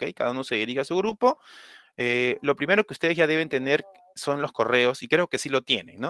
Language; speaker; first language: Spanish; native; Spanish